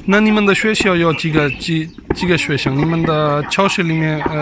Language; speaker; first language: Chinese; non-native, learner; Punjabi